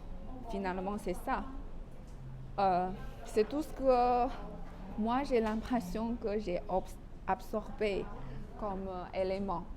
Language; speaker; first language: French; non-native, fluent; Chinese